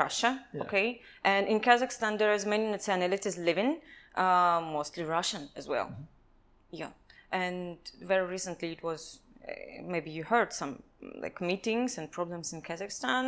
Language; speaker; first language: English; non-native, learner; Kazakh